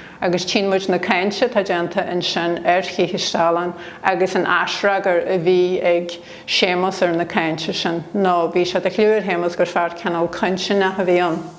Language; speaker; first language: Irish; native; Irish